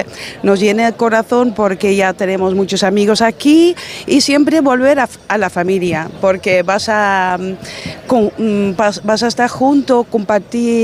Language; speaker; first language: Spanish; non-native, fluent; Dutch